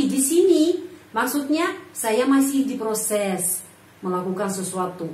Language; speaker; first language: Indonesian; non-native, fluent; Russian